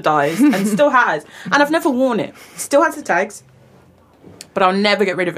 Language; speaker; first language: English; native; English